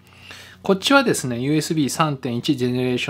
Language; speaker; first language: Japanese; native; Japanese